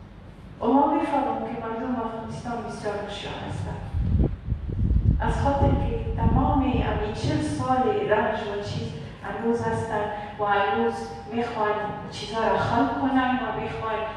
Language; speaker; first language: Persian; non-native, learner; Arabic